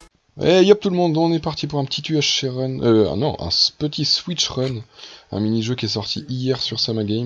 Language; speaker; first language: French; native; French